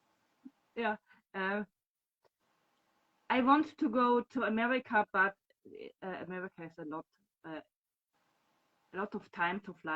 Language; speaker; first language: English; non-native, learner; German